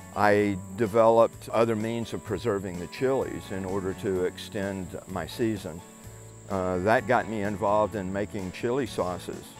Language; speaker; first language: English; native; English